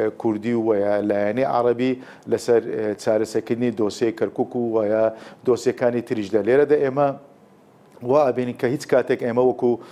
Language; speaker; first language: Central Kurdish; non-native, local second language; Turkish